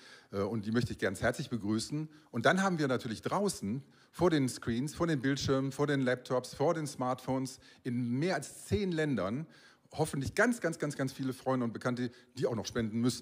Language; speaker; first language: German; native; German